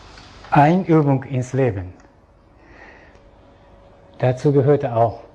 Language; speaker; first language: German; non-native, fluent; Japanese